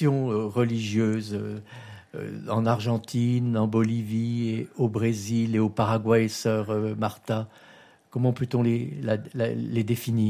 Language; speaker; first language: French; native; French